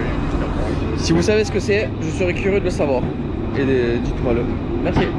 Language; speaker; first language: French; native; French